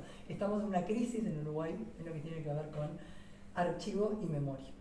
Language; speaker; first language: Spanish; native; Spanish